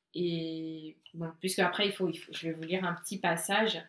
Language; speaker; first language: French; native; French